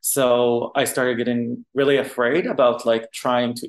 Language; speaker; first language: English; non-native, fluent; Arabic